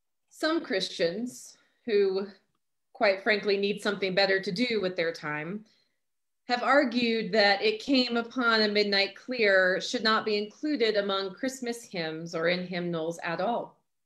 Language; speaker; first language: English; native; English